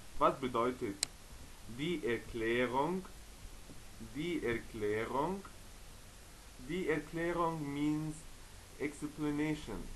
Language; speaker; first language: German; non-native, fluent; Arabic